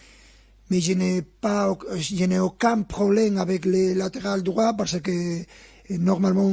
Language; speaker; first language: French; non-native, fluent; Spanish